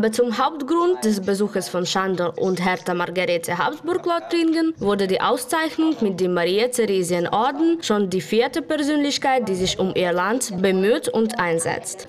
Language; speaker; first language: German; non-native, fluent; Ukrainian